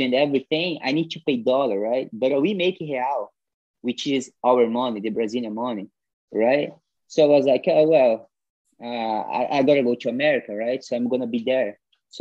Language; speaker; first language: English; non-native, fluent; Portuguese